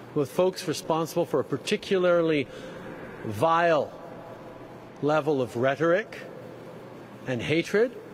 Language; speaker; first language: English; native; English